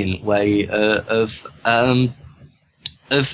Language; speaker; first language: English; native; English